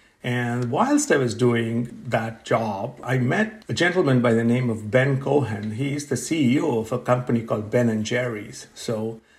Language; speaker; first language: English; non-native, local second language; Bangla